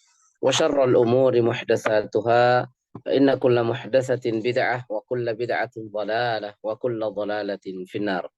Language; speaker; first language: Arabic; non-native, fluent; Indonesian